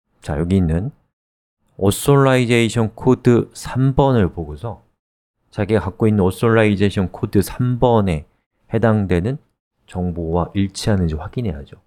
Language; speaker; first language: Korean; native; Korean